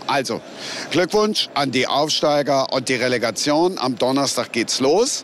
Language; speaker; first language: German; native; German